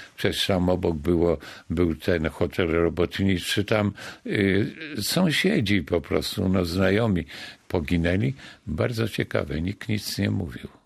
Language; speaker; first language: Polish; native; Polish